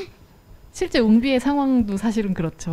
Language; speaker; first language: Korean; native; Korean